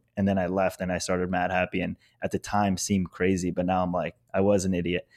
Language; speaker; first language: English; native; English